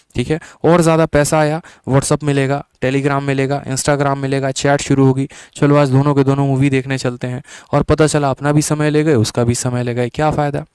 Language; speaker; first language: Hindi; native; Hindi